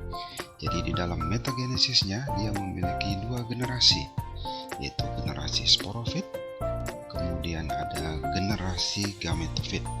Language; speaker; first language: Indonesian; native; Indonesian